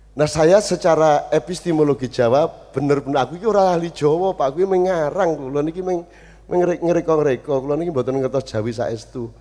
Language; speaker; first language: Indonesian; non-native, local second language; Javanese